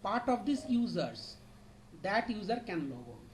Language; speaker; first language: English; non-native, local second language; Bangla